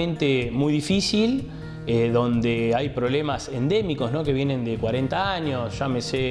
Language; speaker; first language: Spanish; native; Spanish